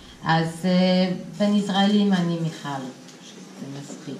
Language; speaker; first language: Hebrew; non-native, fluent; Polish